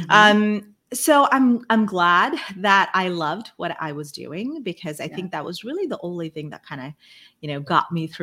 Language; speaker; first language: English; non-native, fluent; Malay